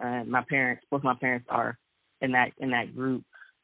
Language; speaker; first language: English; native; English